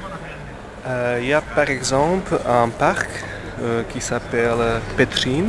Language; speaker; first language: French; non-native, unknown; Slovak